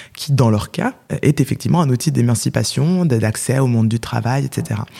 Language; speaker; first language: French; native; French